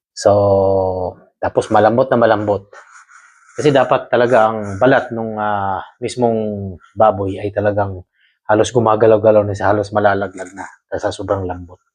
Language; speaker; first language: Filipino; non-native, local second language; Cebuano